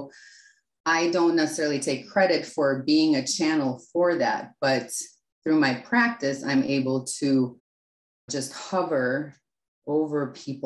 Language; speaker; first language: English; non-native, fluent; Russian